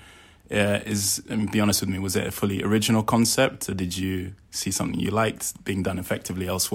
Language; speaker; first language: English; native; English